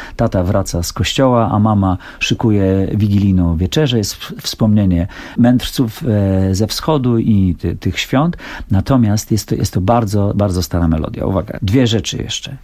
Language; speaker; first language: Polish; native; Polish